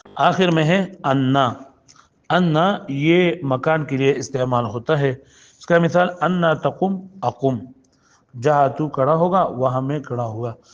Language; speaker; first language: Urdu; non-native, local second language; Pashto